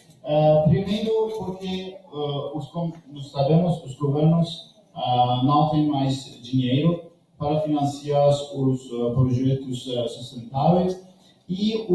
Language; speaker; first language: Portuguese; non-native, learner; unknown